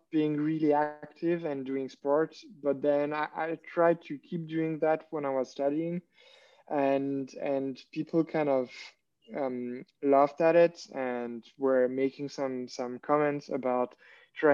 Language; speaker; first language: English; non-native, fluent; French